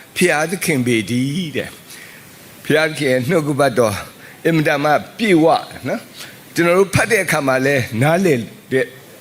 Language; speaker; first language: Burmese; non-native, local second language; S'gaw Karen